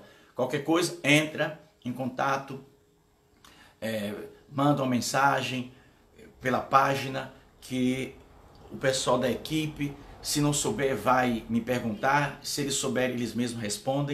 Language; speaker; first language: Portuguese; native; Portuguese